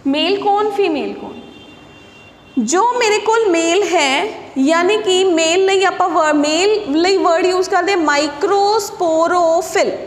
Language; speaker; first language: Hindi; non-native, local second language; Punjabi